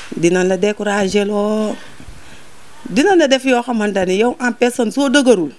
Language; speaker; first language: Wolof; native; Wolof